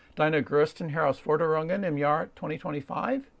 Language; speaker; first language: German; non-native, learner; English